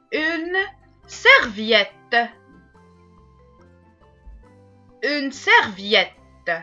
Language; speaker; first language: French; non-native, local second language; Arabic